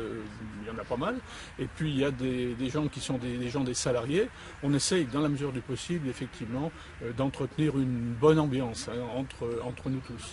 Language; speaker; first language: French; native; French